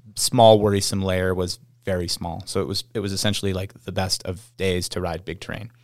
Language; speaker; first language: English; native; English